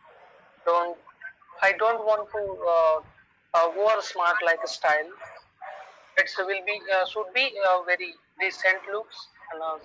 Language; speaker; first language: English; non-native, learner; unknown